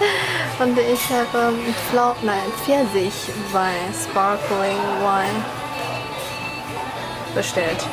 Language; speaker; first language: German; non-native, fluent; Chinese